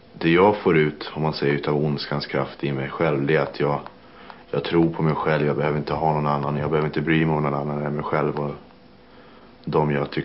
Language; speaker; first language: Swedish; native; Swedish